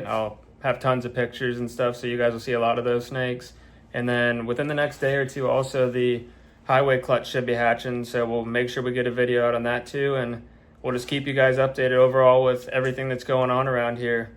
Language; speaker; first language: English; native; English